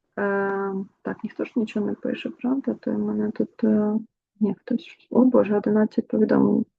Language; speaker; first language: Ukrainian; non-native, local second language; Russian